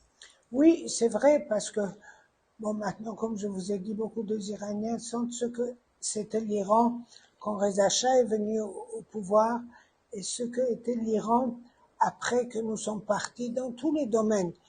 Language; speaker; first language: French; non-native, fluent; Persian